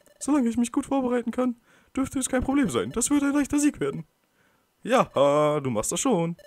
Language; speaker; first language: German; native; German